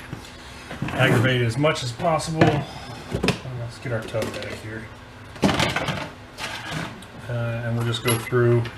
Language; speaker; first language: English; native; English